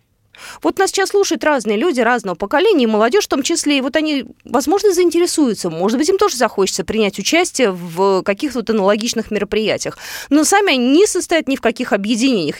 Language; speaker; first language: Russian; native; Russian